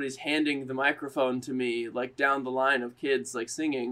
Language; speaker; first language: English; native; English